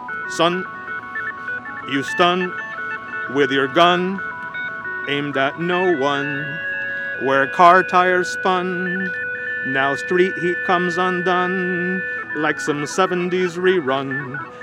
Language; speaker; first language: English; early bilingual, other home language; Spanish